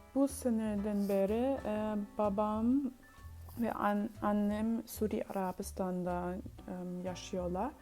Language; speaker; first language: Turkish; early bilingual, heritage; Turkish